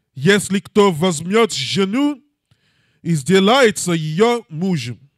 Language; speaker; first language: Russian; non-native, learner; English